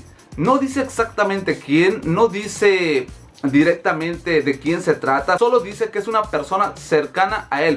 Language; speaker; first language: Spanish; native; Spanish